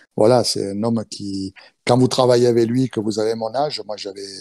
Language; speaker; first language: French; native; French